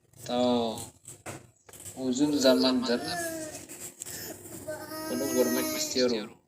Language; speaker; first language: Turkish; non-native, fluent; Indonesian